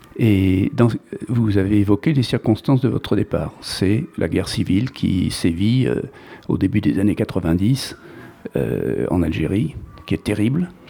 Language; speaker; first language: French; native; French